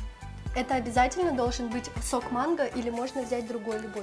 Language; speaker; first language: Russian; native; Russian